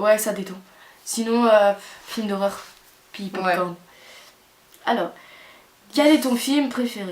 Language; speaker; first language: French; native; French